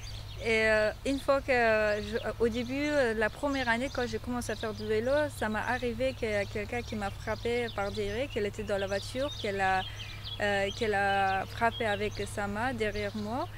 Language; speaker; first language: French; non-native, fluent; Persian